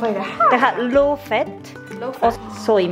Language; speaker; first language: Swedish; non-native, learner; Japanese